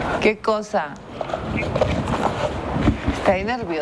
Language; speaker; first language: Spanish; native; Spanish